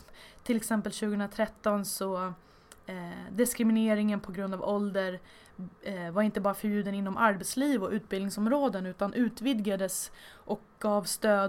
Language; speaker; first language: Swedish; native; Swedish